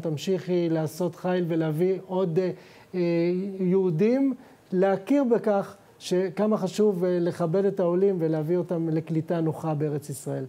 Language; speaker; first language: Hebrew; native; Hebrew